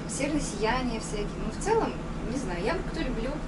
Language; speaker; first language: Russian; native; Russian